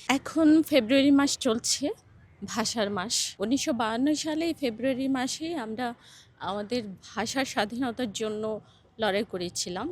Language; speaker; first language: Bangla; native; Bangla